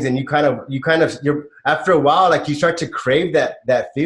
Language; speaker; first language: English; native; English